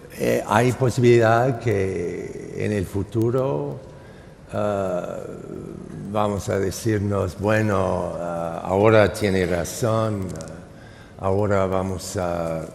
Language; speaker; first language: Spanish; non-native, fluent; English